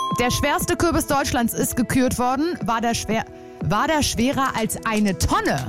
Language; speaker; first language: German; native; German